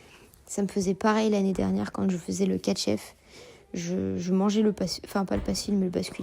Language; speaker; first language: French; native; French